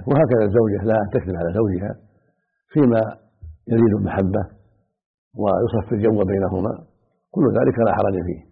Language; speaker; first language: Arabic; native; Arabic